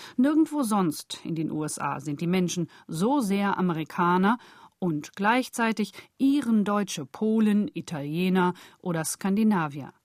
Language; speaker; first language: German; native; German